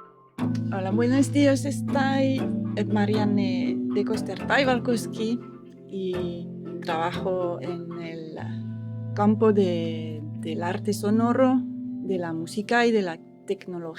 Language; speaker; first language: Spanish; non-native, fluent; French